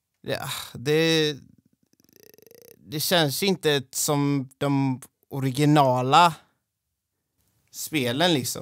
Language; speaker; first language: Swedish; native; Swedish